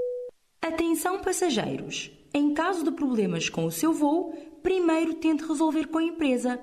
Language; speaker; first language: Portuguese; non-native, local second language; Kabuverdianu